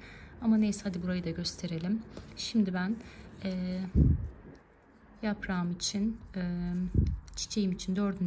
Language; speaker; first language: Turkish; native; Turkish